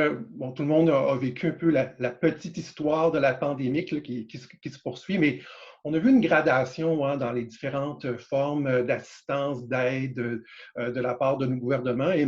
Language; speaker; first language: French; native; French